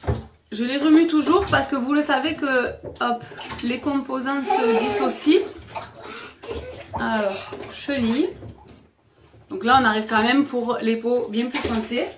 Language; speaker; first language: French; native; French